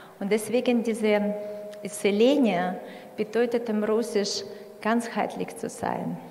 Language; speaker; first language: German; non-native, fluent; Russian